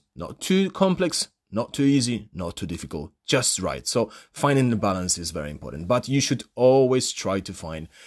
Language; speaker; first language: English; non-native, fluent; Polish